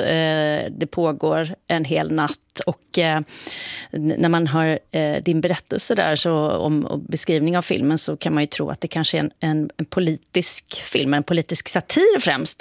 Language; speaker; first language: Swedish; native; Swedish